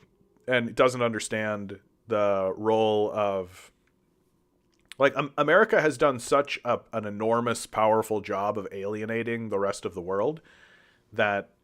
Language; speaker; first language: English; native; English